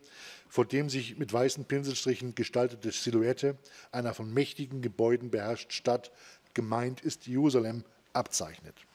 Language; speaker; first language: German; native; German